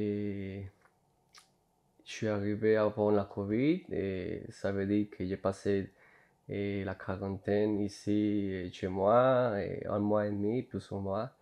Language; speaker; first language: French; non-native, fluent; Spanish